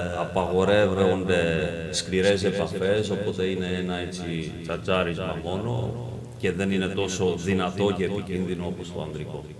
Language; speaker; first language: Greek; early bilingual, heritage; Greek